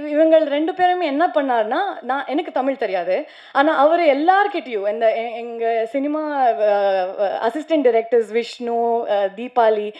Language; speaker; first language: Tamil; non-native, learner; Kannada